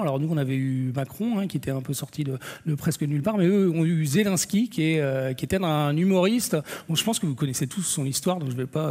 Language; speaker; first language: French; native; French